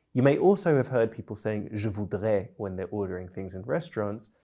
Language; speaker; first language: English; native; English